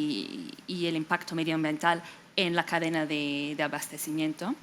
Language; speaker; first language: Spanish; non-native, fluent; English